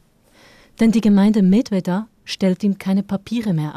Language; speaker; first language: German; native; German